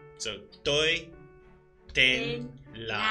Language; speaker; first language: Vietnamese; non-native, learner; English